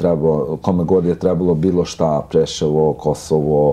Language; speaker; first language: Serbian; non-native, local second language; Albanian